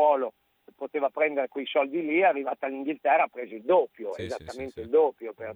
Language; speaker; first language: Italian; native; Italian